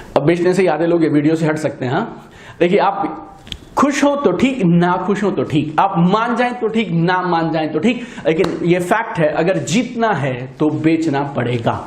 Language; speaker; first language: Hindi; native; Hindi